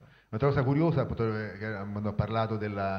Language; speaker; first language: Italian; native; Italian